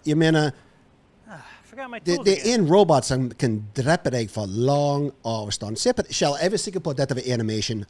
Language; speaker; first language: Norwegian; non-native, fluent; English